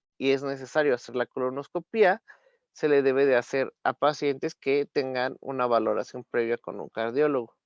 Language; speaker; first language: Spanish; native; Spanish